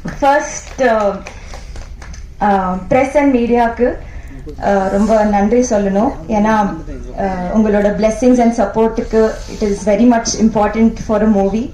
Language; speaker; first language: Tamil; non-native, learner; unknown